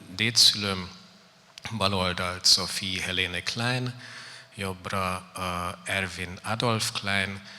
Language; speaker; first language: Hungarian; native; Hungarian